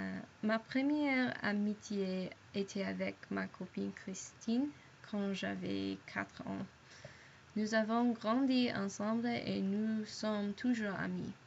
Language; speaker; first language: French; non-native, learner; English